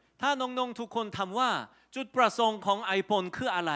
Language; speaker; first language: Thai; non-native, fluent; Korean